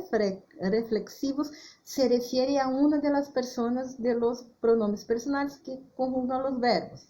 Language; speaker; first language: Spanish; non-native, fluent; Portuguese